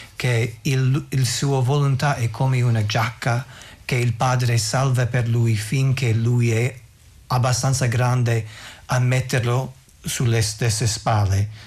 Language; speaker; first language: Italian; non-native, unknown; English